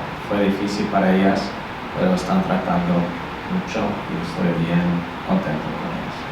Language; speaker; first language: Spanish; non-native, learner; English